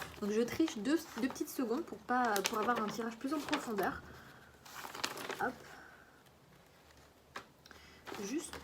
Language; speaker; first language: French; native; French